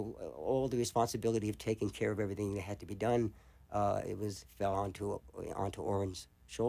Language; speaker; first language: English; native; English